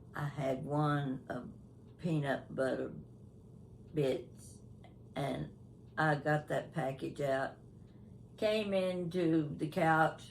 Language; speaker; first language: English; native; English